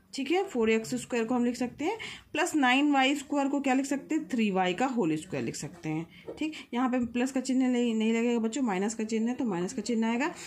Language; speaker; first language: Hindi; native; Hindi